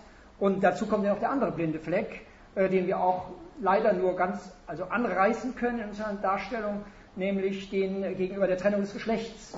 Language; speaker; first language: German; native; German